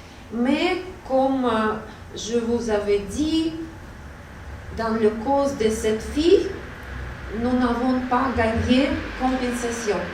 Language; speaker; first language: French; non-native, learner; Russian